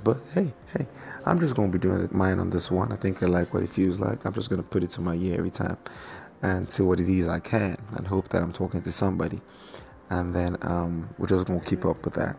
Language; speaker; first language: English; non-native, local second language; Yoruba